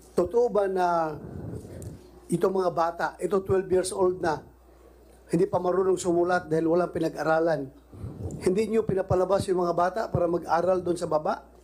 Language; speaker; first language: Filipino; non-native, local second language; Cebuano